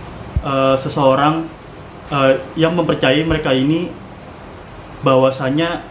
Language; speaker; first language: Indonesian; native; Indonesian